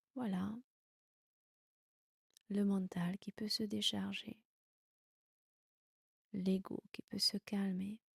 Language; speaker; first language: French; non-native, fluent; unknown